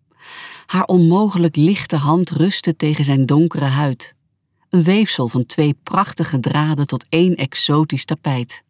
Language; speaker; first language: Dutch; native; Dutch